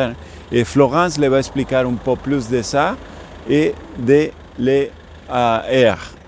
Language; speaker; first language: French; non-native, learner; English